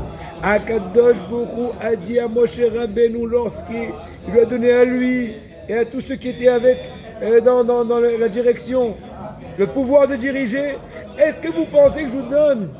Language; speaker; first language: French; native; French